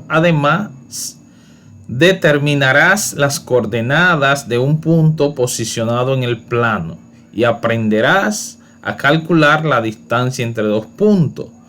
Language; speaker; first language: Spanish; native; Spanish